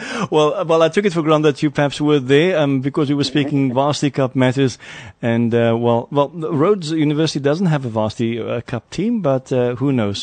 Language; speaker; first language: English; non-native, local second language; Afrikaans